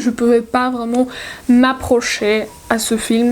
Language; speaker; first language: French; non-native, learner; Russian